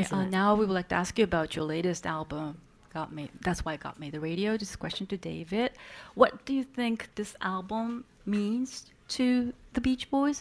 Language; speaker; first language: English; non-native, fluent; Japanese